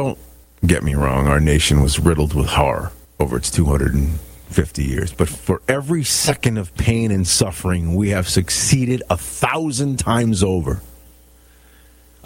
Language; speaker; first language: English; native; English